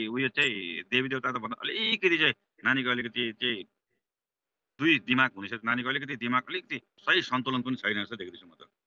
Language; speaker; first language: Nepali; native; Nepali